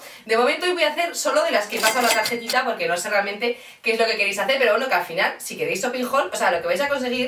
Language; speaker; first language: Spanish; native; Spanish